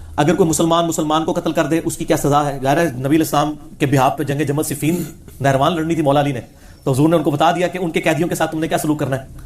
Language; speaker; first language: Urdu; non-native, local second language; Punjabi